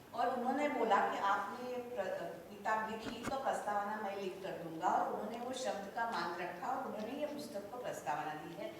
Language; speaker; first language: Hindi; non-native, local second language; Marathi